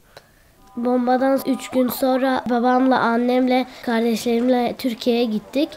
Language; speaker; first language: Turkish; early bilingual, other home language; Arabic